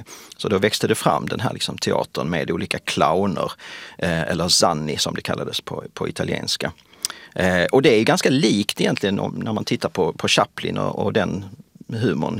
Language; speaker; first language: Swedish; native; Swedish